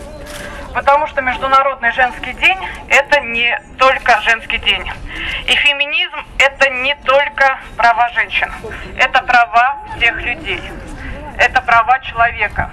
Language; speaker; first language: Russian; native; Russian